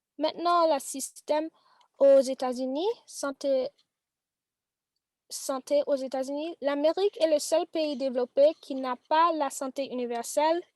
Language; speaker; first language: French; non-native, learner; English